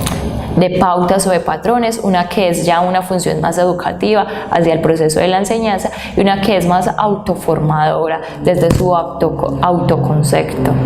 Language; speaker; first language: Spanish; native; Spanish